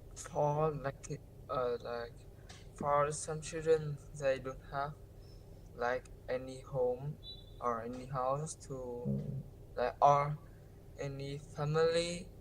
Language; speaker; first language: English; non-native, learner; Vietnamese